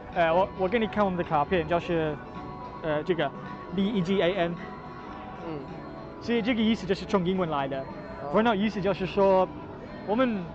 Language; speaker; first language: Chinese; non-native, learner; English